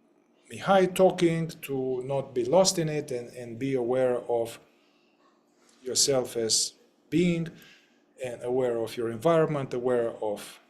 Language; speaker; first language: English; non-native, fluent; Romanian